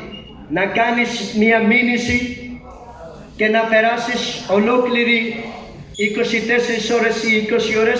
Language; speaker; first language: Greek; non-native, learner; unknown